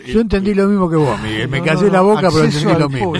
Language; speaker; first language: Spanish; native; Spanish